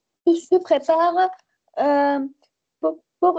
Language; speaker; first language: French; non-native, learner; Arabic